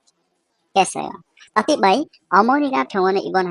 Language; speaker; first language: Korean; non-native, fluent; Khmer